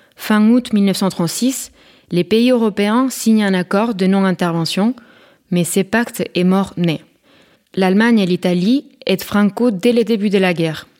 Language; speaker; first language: French; non-native, fluent; Spanish